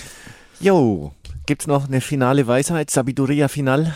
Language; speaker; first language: German; native; German